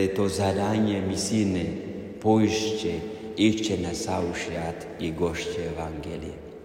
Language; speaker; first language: Polish; non-native, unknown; Amharic